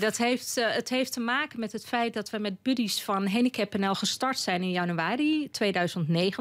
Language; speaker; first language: Dutch; native; Dutch